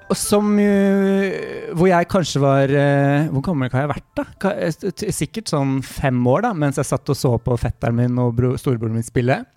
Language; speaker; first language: Norwegian; native; Norwegian